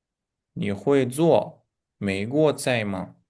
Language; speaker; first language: Chinese; non-native, fluent; Uzbek